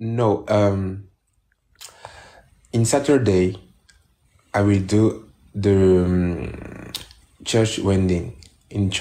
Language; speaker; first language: English; non-native, learner; French